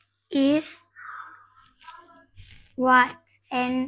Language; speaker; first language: English; non-native, learner; Vietnamese